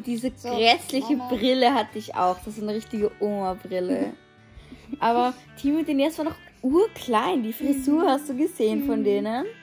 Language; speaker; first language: German; native; German